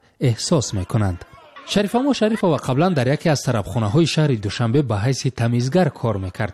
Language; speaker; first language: Tajik; native; Tajik